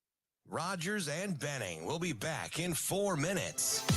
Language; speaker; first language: English; native; English